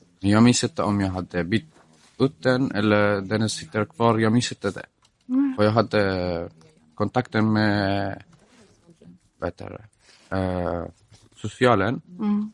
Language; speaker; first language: Swedish; non-native, fluent; Arabic